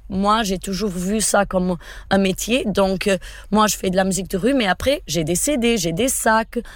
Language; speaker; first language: French; non-native, fluent; Portuguese